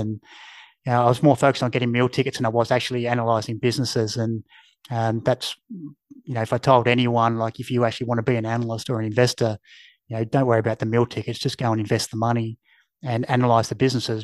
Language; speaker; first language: English; native; English